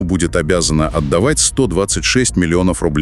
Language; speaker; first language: Russian; native; Russian